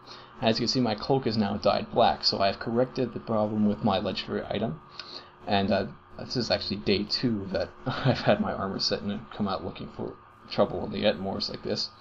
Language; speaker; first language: English; native; English